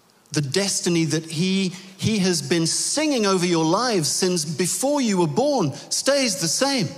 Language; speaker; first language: English; native; English